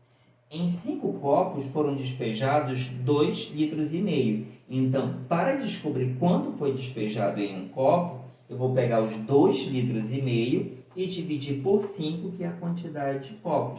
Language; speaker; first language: Portuguese; native; Portuguese